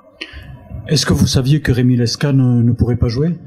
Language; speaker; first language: French; native; French